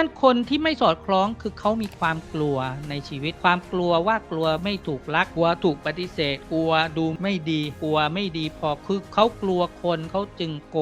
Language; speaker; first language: Thai; native; Thai